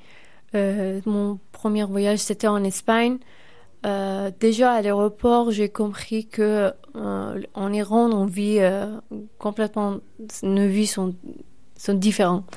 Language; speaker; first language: French; non-native, fluent; Persian